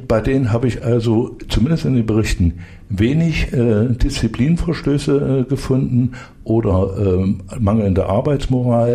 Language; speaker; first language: German; native; German